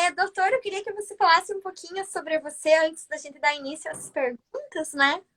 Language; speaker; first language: Portuguese; native; Portuguese